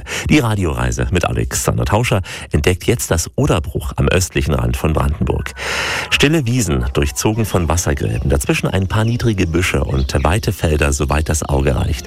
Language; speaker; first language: German; native; German